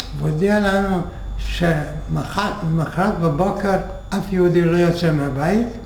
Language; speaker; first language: Hebrew; non-native, fluent; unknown